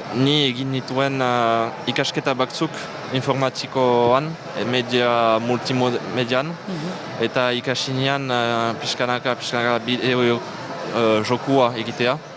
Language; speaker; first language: Basque; non-native, local second language; French